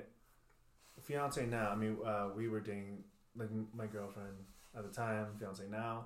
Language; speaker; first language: English; early bilingual, other home language; Chinese